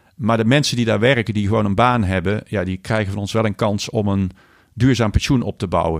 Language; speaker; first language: Dutch; native; Dutch